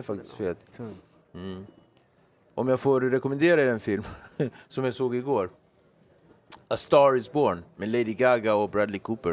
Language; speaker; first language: Swedish; native; Swedish